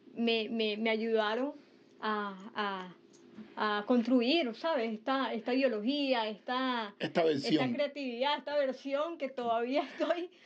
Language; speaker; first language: Spanish; native; Spanish